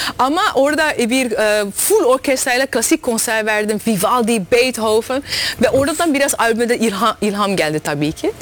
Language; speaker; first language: Turkish; early bilingual, heritage; Dutch